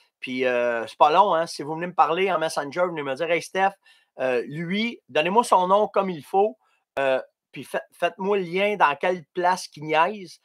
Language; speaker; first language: French; native; French